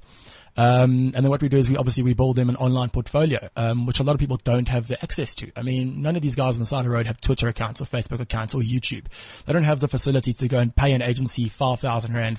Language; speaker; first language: English; native; English